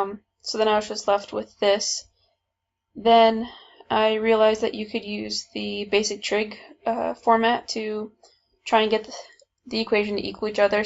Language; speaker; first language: English; native; English